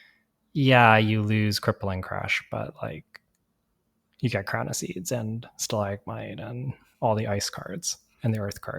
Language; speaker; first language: English; native; English